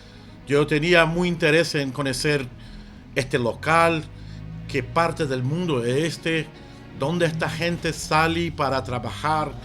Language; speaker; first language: Spanish; non-native, fluent; Portuguese